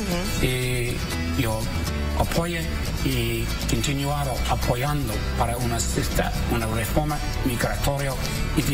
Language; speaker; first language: Spanish; non-native, learner; English